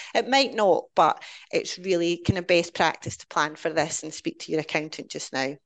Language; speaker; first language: English; native; English